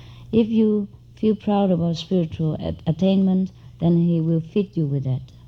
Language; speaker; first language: English; non-native, fluent; Vietnamese